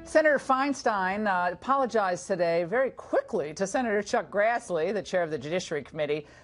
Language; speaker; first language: English; native; English